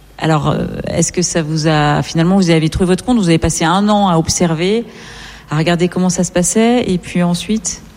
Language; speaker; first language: French; native; French